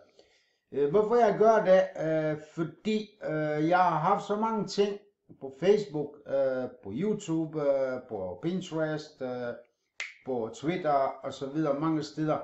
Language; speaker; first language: Danish; non-native, fluent; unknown